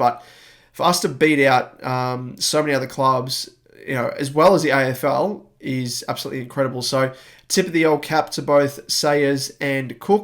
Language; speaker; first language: English; native; English